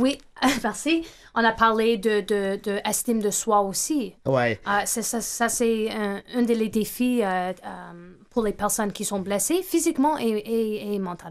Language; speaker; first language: French; non-native, fluent; English